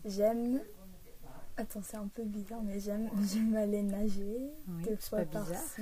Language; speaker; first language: French; early bilingual, heritage; English